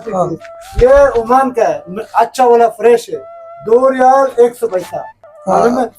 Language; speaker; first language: Hindi; non-native, local second language; Malayalam